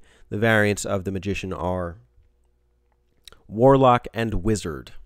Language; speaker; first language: English; native; English